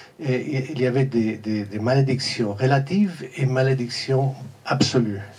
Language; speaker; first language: French; non-native, fluent; English